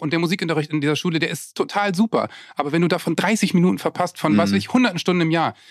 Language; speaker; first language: German; native; German